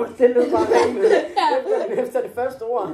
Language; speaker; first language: Danish; native; Danish